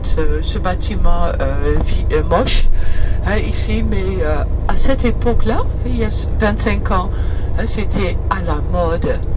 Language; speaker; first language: French; early bilingual, heritage; Dutch